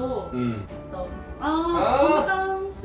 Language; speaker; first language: Korean; non-native, learner; Japanese